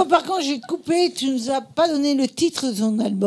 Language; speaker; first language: French; native; French